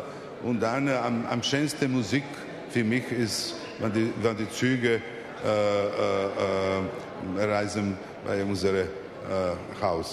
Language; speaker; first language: German; non-native, fluent; Serbian